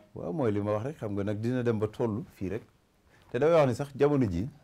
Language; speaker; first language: Wolof; native; Wolof